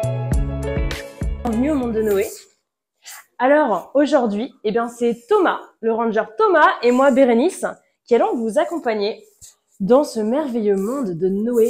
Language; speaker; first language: French; native; French